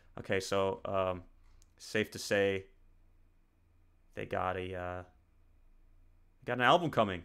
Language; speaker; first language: English; native; English